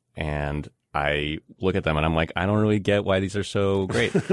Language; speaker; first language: English; native; English